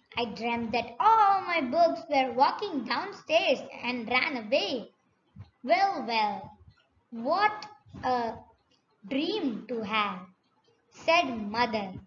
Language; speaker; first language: English; non-native, local second language; Tamil